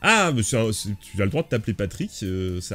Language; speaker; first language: French; native; French